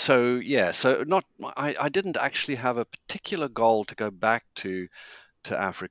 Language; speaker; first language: English; native; English